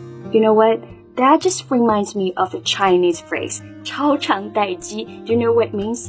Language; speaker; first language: English; non-native, fluent; Chinese